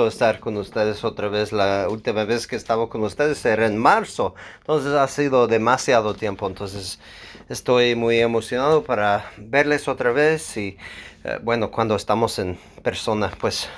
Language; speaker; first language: Spanish; non-native, fluent; English